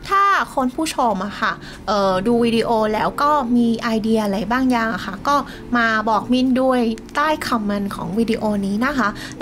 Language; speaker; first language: Thai; non-native, fluent; Vietnamese